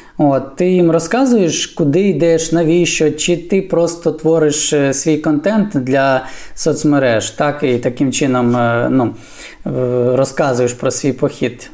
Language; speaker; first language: Ukrainian; native; Ukrainian